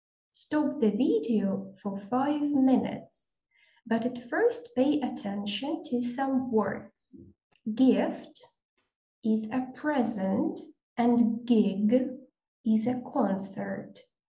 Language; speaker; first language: English; non-native, fluent; Russian